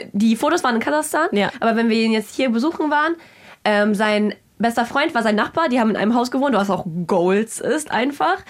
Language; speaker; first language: German; early bilingual, other home language; Russian